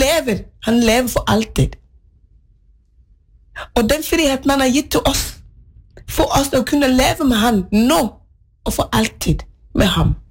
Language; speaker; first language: Norwegian; non-native, fluent; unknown